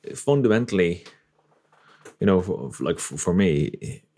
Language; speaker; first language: English; native; English